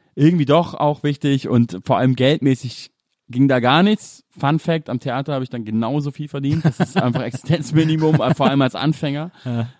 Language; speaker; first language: German; native; German